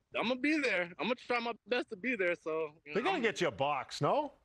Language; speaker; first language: English; native; English